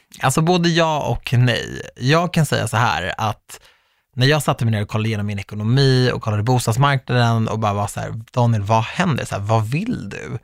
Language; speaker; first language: Swedish; native; Swedish